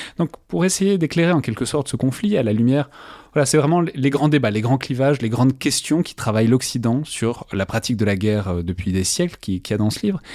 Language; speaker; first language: French; native; French